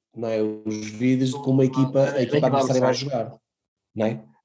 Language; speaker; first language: Portuguese; native; Portuguese